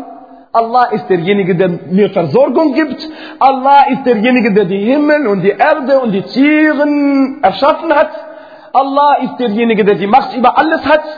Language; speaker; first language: German; non-native, fluent; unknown